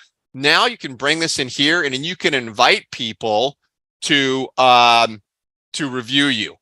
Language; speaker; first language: English; native; English